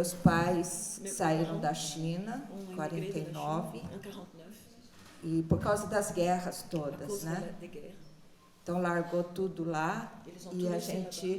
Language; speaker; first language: Portuguese; early bilingual, other home language; Chinese